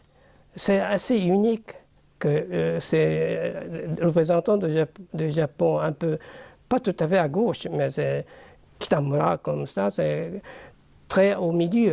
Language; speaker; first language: French; non-native, fluent; Japanese